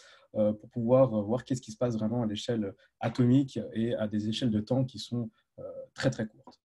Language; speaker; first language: French; native; French